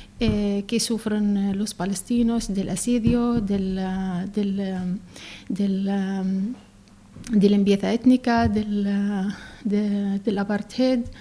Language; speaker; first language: Spanish; non-native, learner; Arabic